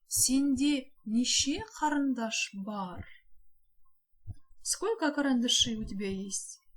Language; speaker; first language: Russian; non-native, local second language; Kazakh